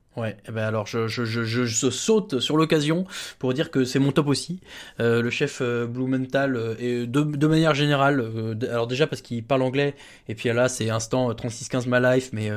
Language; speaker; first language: French; native; French